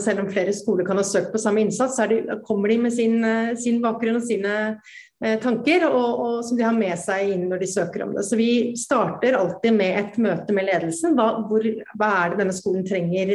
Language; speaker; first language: Norwegian; native; Norwegian